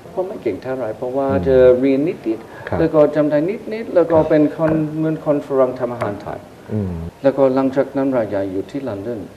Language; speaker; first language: Thai; non-native, fluent; English